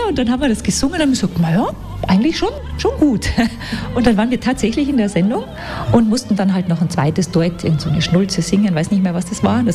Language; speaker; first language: German; native; German